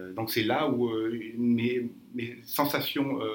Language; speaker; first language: French; native; French